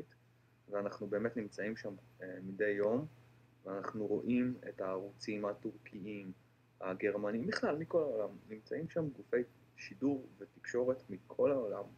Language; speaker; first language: Hebrew; native; Hebrew